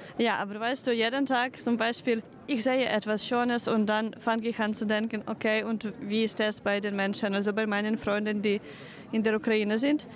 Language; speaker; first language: German; non-native, fluent; Ukrainian